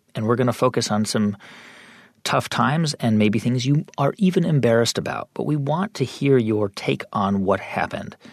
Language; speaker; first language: English; native; English